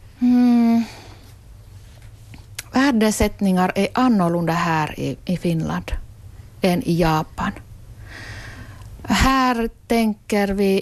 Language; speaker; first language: Swedish; non-native, local second language; Finnish